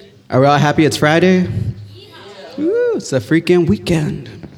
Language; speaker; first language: English; early bilingual, other home language; Spanish